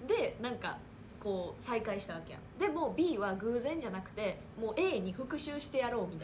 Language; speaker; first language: Japanese; native; Japanese